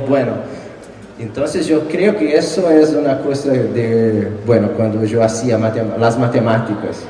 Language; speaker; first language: Spanish; non-native, fluent; Portuguese